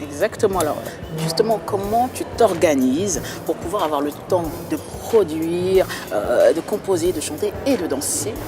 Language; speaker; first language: French; native; French